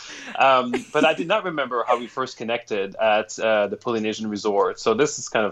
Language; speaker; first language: English; non-native, fluent; French